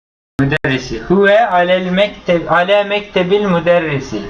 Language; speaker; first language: Arabic; non-native, fluent; Turkish